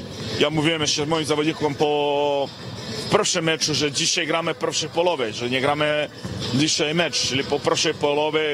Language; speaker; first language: Polish; non-native, fluent; Serbian